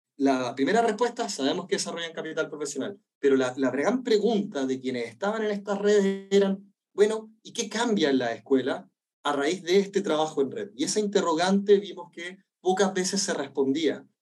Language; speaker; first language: Spanish; native; Spanish